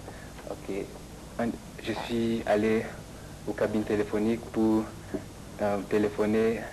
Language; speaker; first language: French; non-native, fluent; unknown